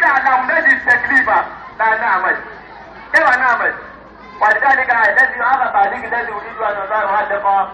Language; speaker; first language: Arabic; non-native, learner; Yoruba